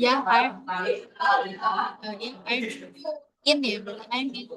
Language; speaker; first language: English; non-native, learner; Indonesian